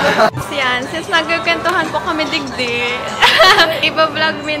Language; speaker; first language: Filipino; non-native, local second language; Bikol